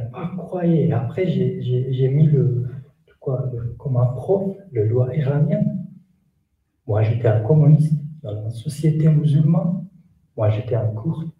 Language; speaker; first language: French; non-native, learner; Kurdish